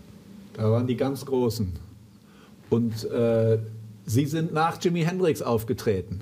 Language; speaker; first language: German; native; German